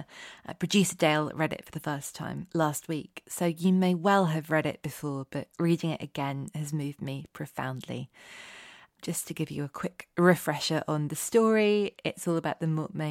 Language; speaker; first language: English; native; English